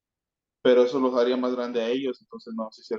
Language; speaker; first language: Spanish; native; Spanish